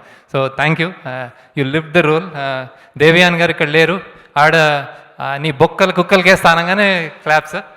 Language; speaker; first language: Telugu; native; Telugu